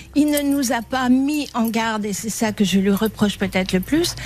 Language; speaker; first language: French; native; French